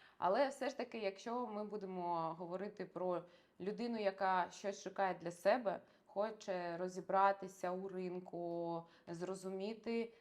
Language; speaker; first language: Ukrainian; non-native, local second language; Russian